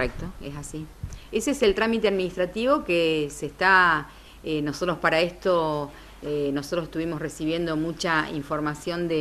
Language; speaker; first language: Spanish; native; Spanish